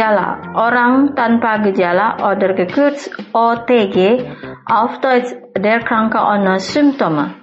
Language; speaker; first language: German; non-native, fluent; Indonesian